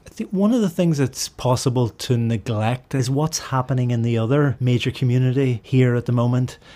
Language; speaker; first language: English; native; English